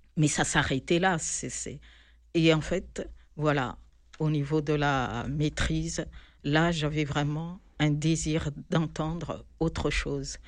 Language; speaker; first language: French; non-native, local second language; Malagasy